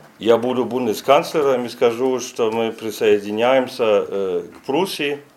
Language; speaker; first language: Russian; non-native, fluent; German